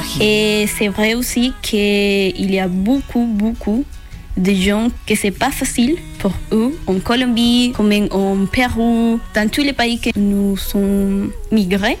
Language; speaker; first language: French; non-native, learner; Spanish